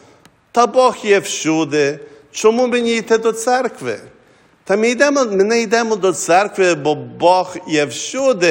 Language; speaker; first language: Ukrainian; early bilingual, heritage; Ukrainian